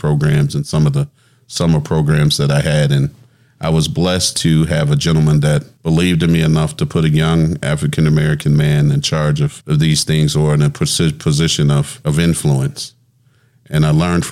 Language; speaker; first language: English; native; English